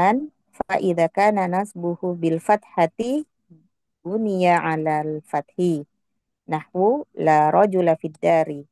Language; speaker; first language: Arabic; non-native, learner; Indonesian